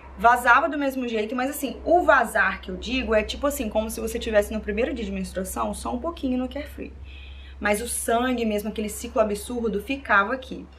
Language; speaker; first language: Portuguese; native; Portuguese